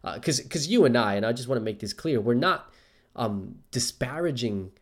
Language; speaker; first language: English; native; English